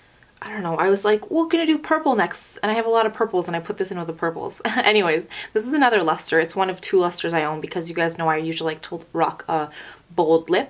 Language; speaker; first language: English; native; English